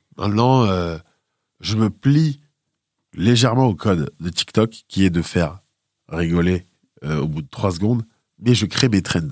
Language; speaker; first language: French; native; French